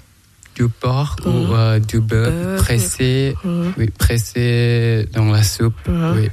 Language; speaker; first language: French; non-native, learner; Thai